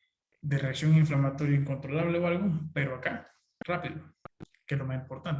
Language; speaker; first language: Spanish; native; Spanish